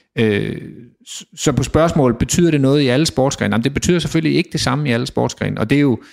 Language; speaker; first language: Danish; native; Danish